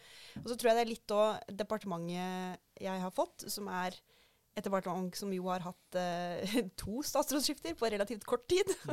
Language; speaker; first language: Norwegian; native; Norwegian